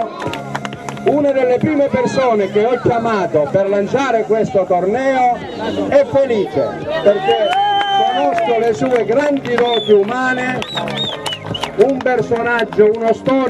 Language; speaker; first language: Italian; native; Italian